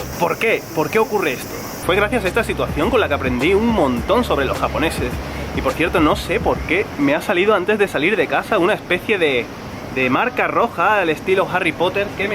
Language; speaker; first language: Spanish; native; Spanish